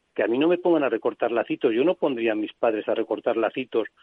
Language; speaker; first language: Spanish; native; Spanish